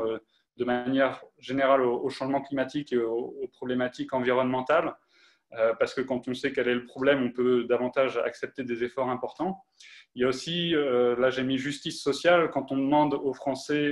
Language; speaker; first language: French; native; French